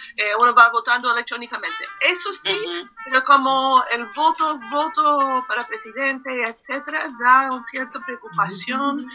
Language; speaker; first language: Spanish; non-native, fluent; English